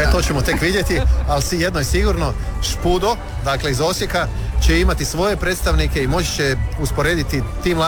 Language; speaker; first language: Serbian; native; Serbian